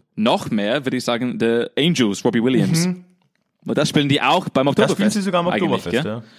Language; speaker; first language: German; non-native, fluent; English